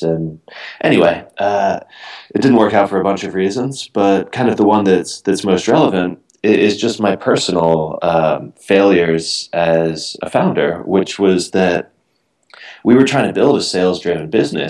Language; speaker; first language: English; native; English